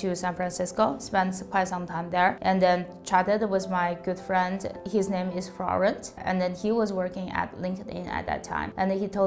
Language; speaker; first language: English; non-native, fluent; Chinese